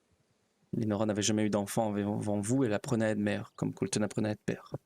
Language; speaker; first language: French; native; French